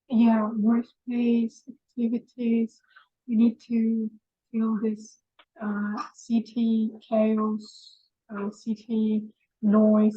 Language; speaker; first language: English; non-native, fluent; Russian